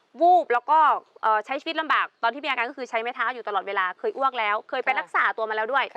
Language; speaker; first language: Thai; native; Thai